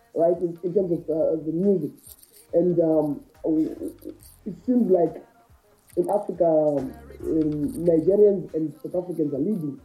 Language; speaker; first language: English; non-native, local second language; Shona